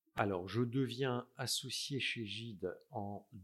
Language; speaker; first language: French; native; French